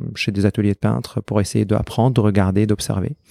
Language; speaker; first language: French; non-native, fluent; Arabic